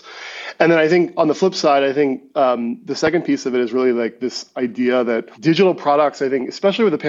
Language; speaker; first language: English; native; English